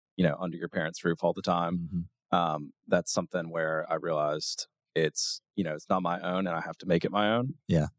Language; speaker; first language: English; native; English